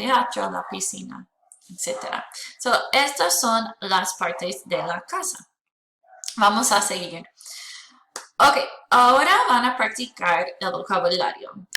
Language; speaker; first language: Spanish; non-native, fluent; English